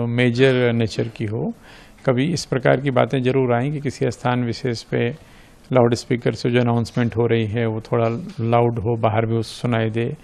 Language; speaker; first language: Hindi; native; Hindi